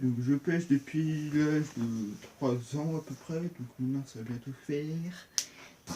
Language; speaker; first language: French; native; French